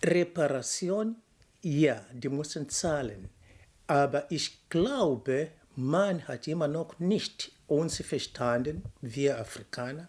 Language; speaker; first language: German; non-native, fluent; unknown